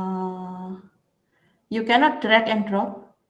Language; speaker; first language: English; non-native, learner; Indonesian